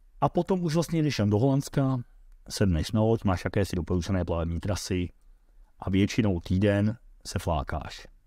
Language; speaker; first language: Czech; early bilingual, heritage; Dutch